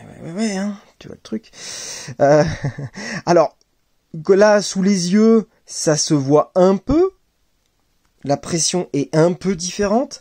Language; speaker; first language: French; native; French